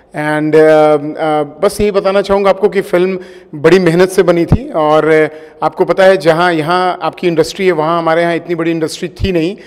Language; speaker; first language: Hindi; native; Hindi